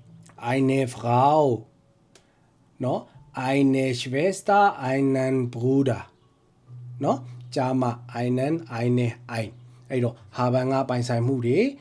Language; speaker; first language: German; non-native, fluent; Burmese